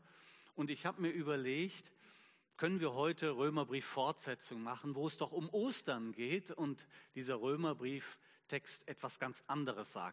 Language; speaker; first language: German; native; German